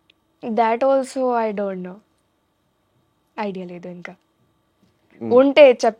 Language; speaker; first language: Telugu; non-native, learner; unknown